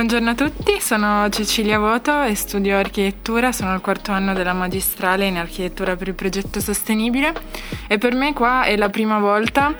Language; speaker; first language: Italian; native; Italian